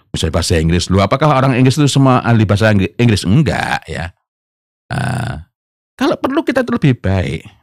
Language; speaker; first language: Indonesian; non-native, local second language; Javanese